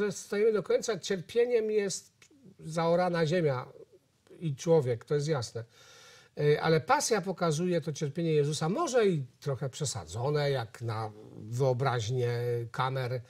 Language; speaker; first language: Polish; native; Polish